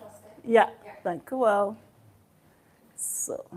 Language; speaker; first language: Dutch; non-native, learner; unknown